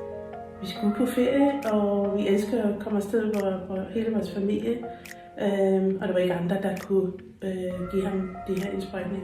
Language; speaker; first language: Danish; non-native, fluent; English